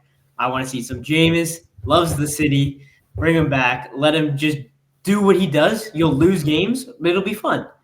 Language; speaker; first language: English; native; English